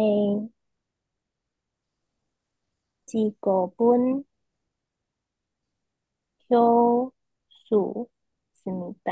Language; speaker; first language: Korean; non-native, learner; Chinese